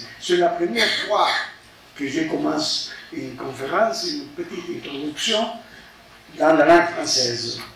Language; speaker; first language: French; non-native, fluent; Spanish